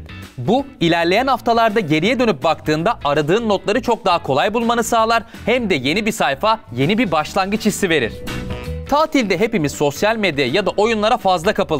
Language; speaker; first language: Turkish; native; Turkish